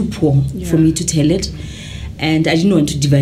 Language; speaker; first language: English; non-native, local second language; Tswana